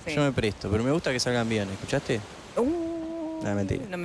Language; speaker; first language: Spanish; native; Spanish